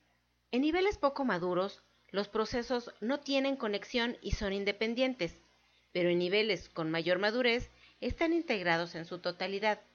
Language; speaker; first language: Spanish; native; Spanish